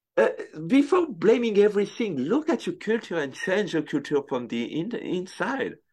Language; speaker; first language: English; non-native, fluent; French